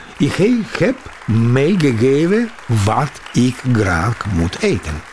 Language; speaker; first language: Dutch; non-native, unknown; Russian